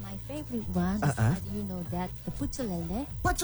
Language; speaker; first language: English; non-native, learner; Korean